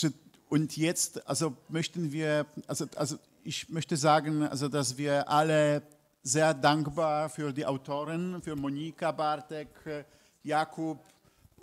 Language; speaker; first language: German; non-native, fluent; Polish